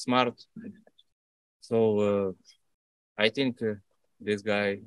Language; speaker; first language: English; non-native, learner; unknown